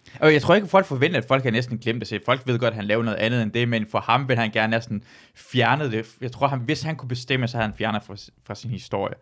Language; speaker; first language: Danish; early bilingual, other home language; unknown